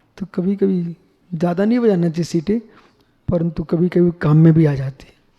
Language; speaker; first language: Hindi; native; Hindi